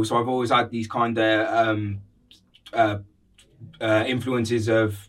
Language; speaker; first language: English; native; English